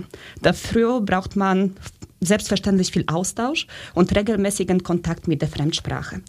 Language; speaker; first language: German; early bilingual, other home language; Polish